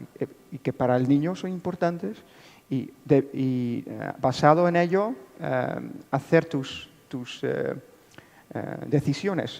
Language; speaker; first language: Spanish; non-native, fluent; Dutch